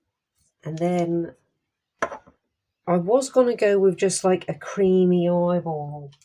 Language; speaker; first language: English; native; English